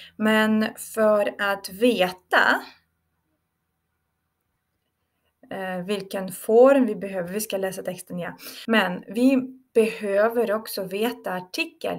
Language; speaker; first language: Swedish; non-native, fluent; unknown